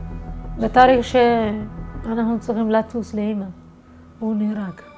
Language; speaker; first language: Hebrew; non-native, fluent; Amharic